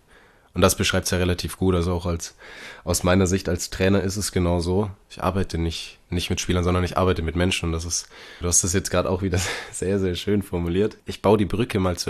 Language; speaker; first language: German; native; German